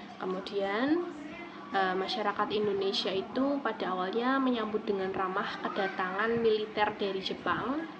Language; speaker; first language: Indonesian; native; Indonesian